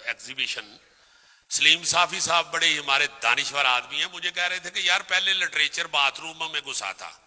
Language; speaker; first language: Urdu; non-native, local second language; Punjabi